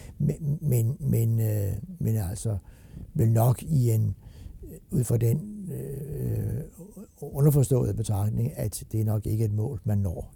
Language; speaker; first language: Danish; native; Danish